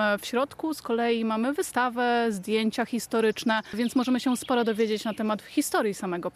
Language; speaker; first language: Polish; native; Polish